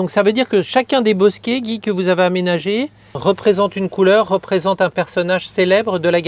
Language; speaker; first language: French; native; French